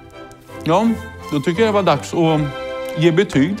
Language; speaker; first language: Swedish; native; Swedish